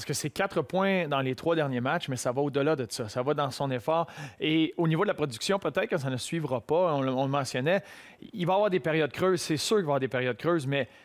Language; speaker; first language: French; native; French